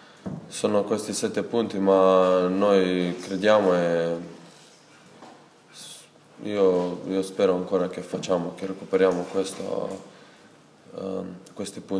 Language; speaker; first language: Italian; non-native, fluent; Serbian